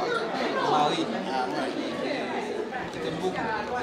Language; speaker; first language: French; native; French